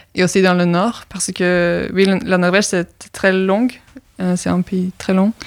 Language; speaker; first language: French; non-native, fluent; Norwegian